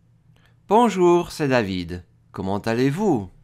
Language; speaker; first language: French; non-native, fluent; English